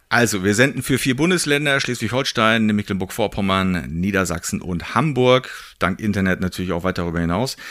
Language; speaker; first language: German; native; German